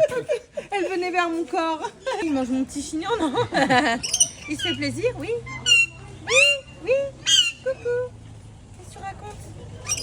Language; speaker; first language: French; native; French